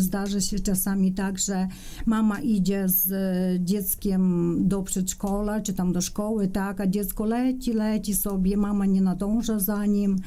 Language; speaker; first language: Polish; non-native, fluent; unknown